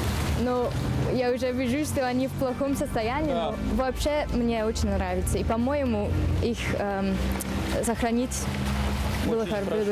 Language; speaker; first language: Russian; non-native, learner; Dutch